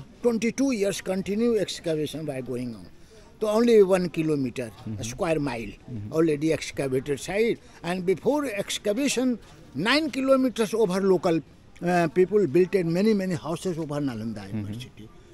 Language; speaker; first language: English; non-native, local second language; Hindi